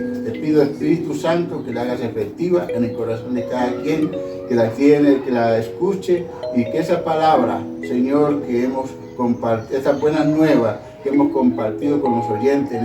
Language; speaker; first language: Spanish; native; Spanish